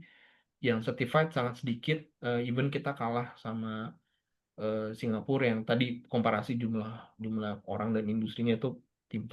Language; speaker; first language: Indonesian; native; Indonesian